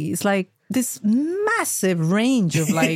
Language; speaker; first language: English; non-native, local second language; Malayalam